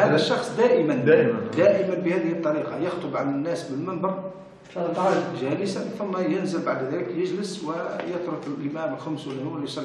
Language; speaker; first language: Arabic; native; Arabic